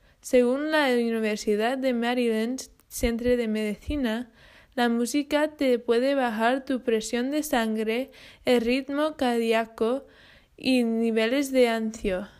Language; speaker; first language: Spanish; non-native, learner; English